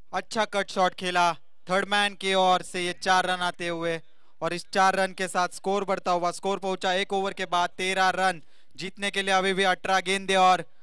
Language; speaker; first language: Hindi; non-native, local second language; Marathi